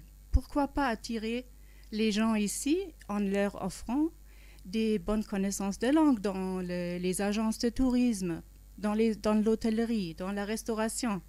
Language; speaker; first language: French; non-native, fluent; German